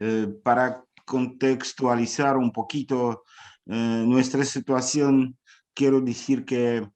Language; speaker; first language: Spanish; non-native, fluent; Ukrainian